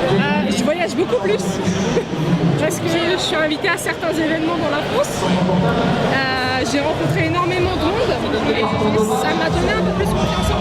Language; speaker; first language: French; native; French